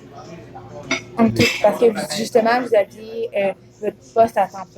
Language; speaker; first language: French; native; French